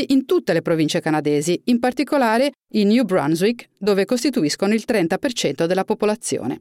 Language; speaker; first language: Italian; native; Italian